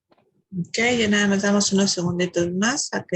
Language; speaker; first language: Spanish; native; Spanish